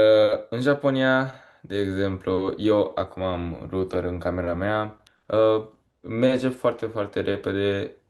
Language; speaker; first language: Romanian; early bilingual, heritage; Romanian